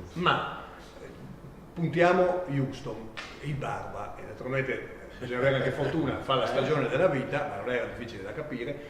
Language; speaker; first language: Italian; native; Italian